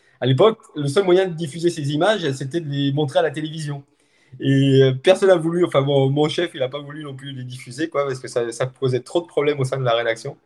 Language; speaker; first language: French; native; French